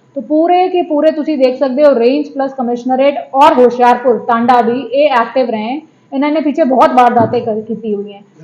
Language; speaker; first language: Hindi; non-native, local second language; Punjabi